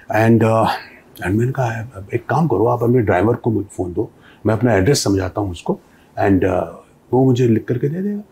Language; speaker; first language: Hindi; native; Hindi